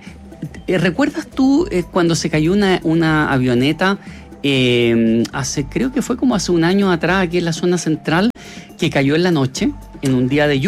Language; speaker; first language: Spanish; native; Spanish